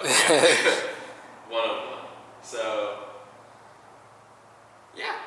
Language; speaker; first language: English; native; English